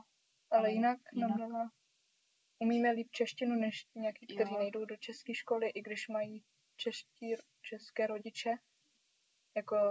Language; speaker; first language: Czech; early bilingual, heritage; Czech